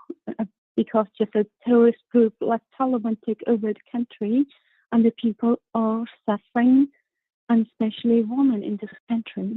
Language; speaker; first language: English; non-native, learner; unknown